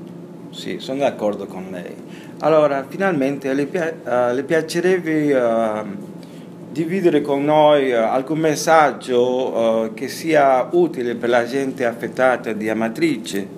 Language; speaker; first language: Italian; non-native, learner; Spanish